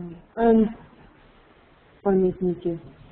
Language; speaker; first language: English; non-native, learner; Russian